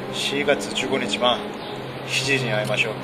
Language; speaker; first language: Japanese; non-native, learner; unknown